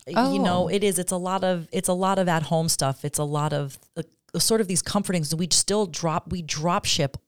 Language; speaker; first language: English; native; English